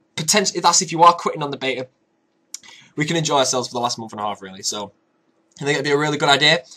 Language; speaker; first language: English; native; English